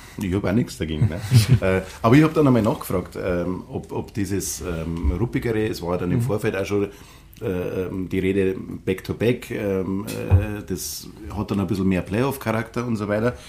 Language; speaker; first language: German; native; German